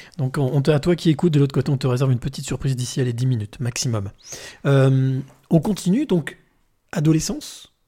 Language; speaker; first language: French; native; French